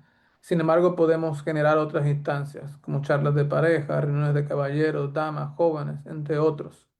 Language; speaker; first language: Spanish; native; Spanish